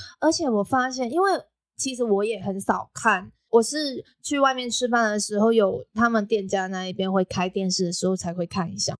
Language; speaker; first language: Chinese; non-native, local second language; Cantonese